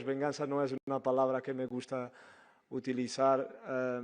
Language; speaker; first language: Spanish; non-native, fluent; Portuguese